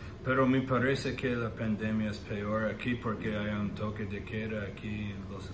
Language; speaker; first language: Spanish; non-native, learner; English